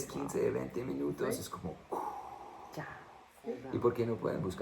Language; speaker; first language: Spanish; non-native, fluent; English